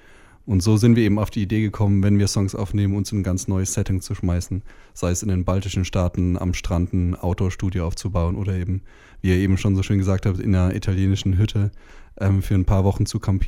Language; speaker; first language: German; native; German